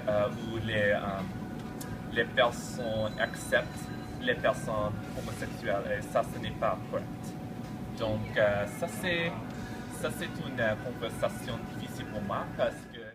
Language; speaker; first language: French; non-native, learner; English